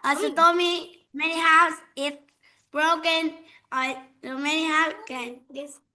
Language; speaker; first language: English; non-native, learner; Vietnamese